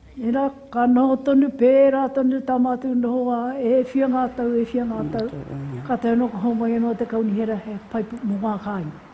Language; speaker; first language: Māori; native; Māori